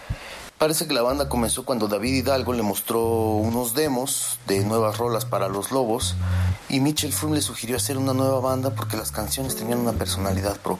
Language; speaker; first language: Spanish; native; Spanish